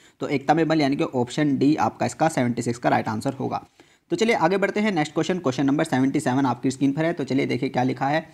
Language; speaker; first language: Hindi; native; Hindi